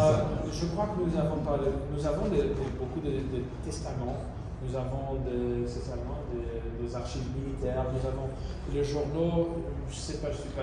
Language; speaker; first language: French; non-native, fluent; Italian